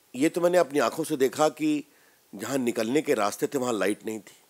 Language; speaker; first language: Hindi; native; Hindi